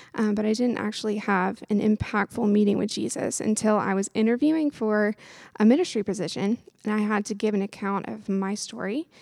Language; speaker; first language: English; native; English